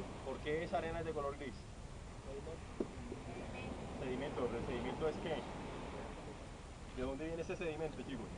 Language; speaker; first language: Spanish; native; Spanish